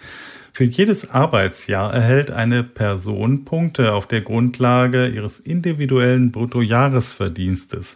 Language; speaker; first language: German; native; German